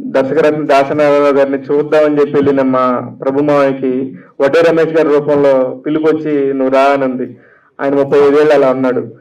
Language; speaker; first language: Telugu; native; Telugu